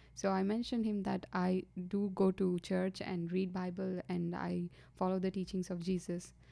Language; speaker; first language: English; non-native, local second language; Kannada